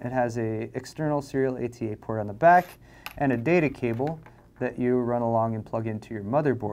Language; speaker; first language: English; native; English